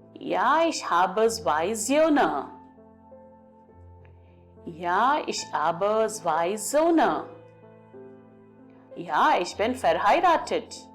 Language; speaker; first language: German; non-native, fluent; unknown